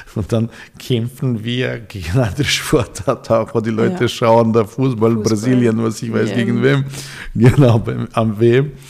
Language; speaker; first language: German; non-native, fluent; Serbian